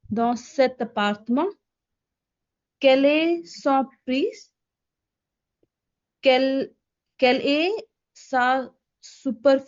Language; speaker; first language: French; non-native, learner; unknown